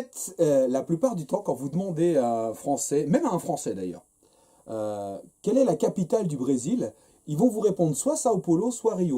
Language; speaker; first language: French; native; French